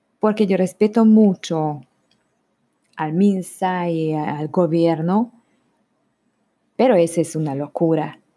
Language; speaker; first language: Spanish; non-native, learner; Hungarian